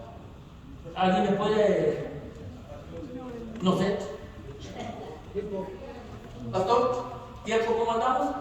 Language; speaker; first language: Spanish; native; Spanish